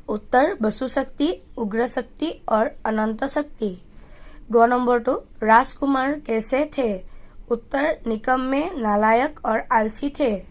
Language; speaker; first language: Hindi; non-native, local second language; Assamese